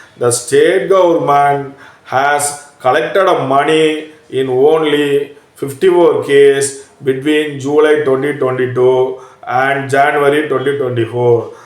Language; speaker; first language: English; non-native, local second language; Tamil